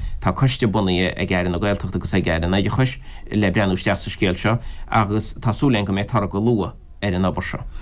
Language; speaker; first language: Irish; native; Irish